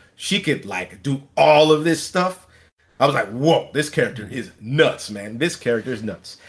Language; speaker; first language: English; native; English